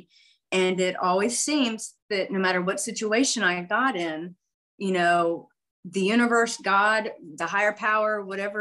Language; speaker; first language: English; native; English